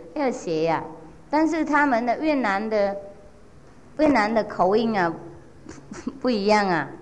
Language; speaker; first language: Chinese; non-native, fluent; Vietnamese